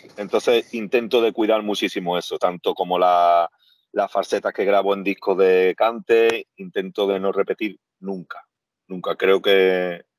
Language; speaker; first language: Spanish; native; Spanish